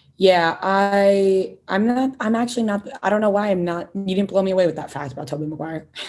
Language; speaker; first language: English; native; English